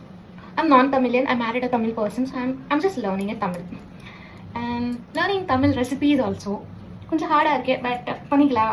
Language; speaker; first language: Tamil; non-native, learner; Marathi